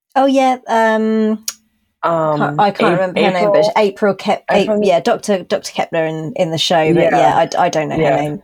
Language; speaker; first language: English; native; English